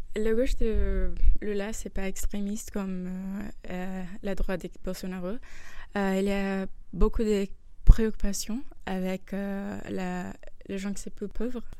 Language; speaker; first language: French; non-native, fluent; Portuguese